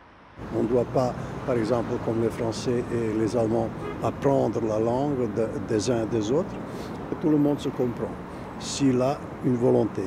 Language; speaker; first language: French; non-native, fluent; Serbian